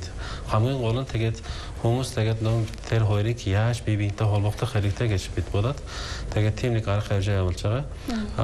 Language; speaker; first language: Mongolian; non-native, fluent; Turkish